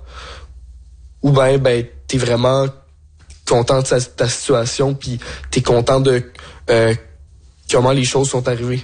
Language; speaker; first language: French; native; French